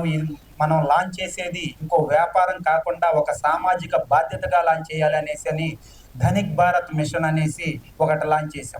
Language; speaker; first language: Telugu; native; Telugu